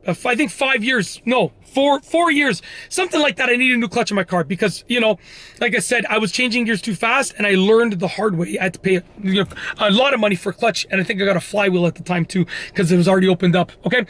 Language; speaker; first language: English; native; English